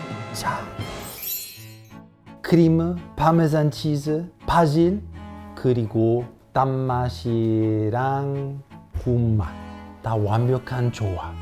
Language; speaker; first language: Korean; non-native, fluent; Italian